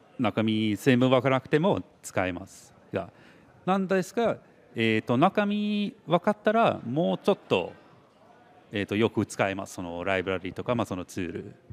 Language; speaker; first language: Japanese; non-native, fluent; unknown